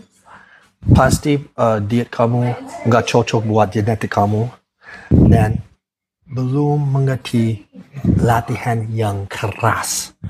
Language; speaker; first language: Indonesian; non-native, learner; English